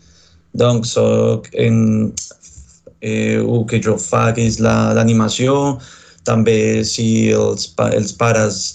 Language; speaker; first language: Catalan; non-native, learner; Spanish